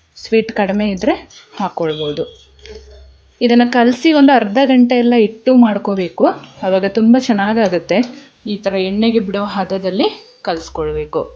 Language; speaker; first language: Kannada; non-native, local second language; Kodava